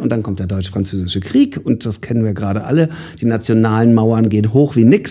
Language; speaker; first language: German; native; German